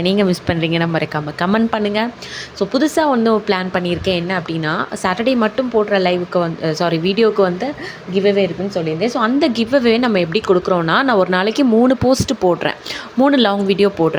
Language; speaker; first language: Tamil; native; Tamil